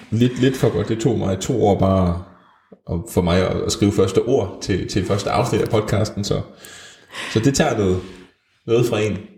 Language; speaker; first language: Danish; native; Danish